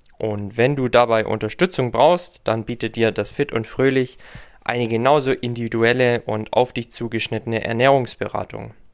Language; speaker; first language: German; native; German